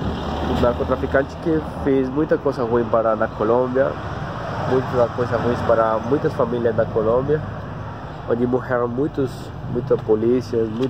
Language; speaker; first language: Portuguese; non-native, learner; Spanish